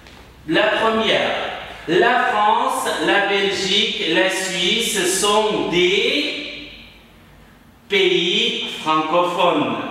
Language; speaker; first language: French; non-native, fluent; Uzbek